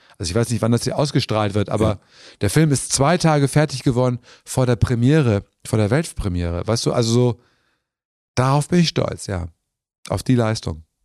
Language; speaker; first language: German; early bilingual, other home language; Turkish